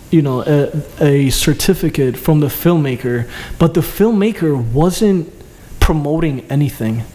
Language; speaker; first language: English; early bilingual, other home language; Albanian